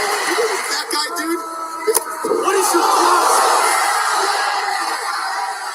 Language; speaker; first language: English; native; English